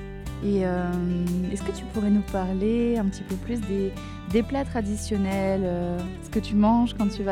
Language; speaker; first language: French; native; French